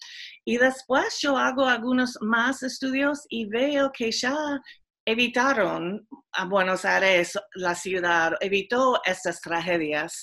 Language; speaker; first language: Spanish; non-native, fluent; English